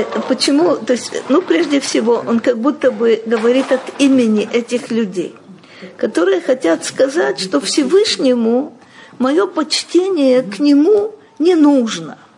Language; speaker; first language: Russian; native; Russian